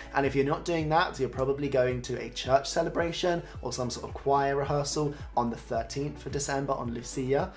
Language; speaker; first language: English; native; English